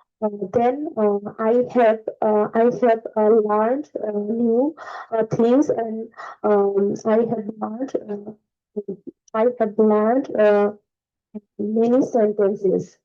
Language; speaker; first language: English; non-native, learner; Bangla